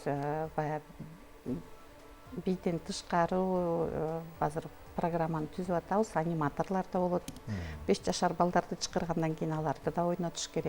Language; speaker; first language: Kyrgyz; native; Kyrgyz